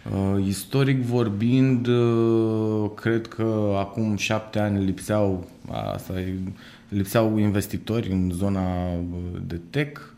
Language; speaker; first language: Romanian; native; Romanian